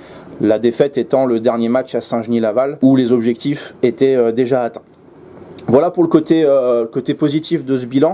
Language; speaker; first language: French; native; French